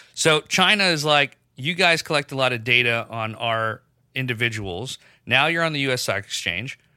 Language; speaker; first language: English; non-native, local second language; Urdu